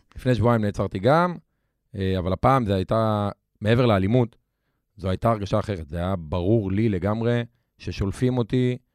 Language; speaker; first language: Hebrew; native; Hebrew